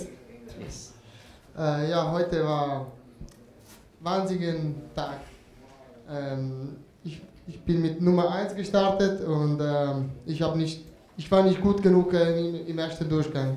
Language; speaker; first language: German; non-native, fluent; Italian